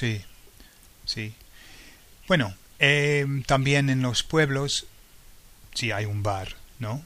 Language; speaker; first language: Spanish; non-native, fluent; English